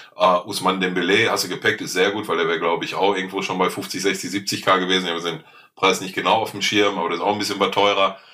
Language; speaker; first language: German; native; German